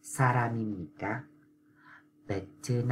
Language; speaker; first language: Korean; non-native, fluent; Vietnamese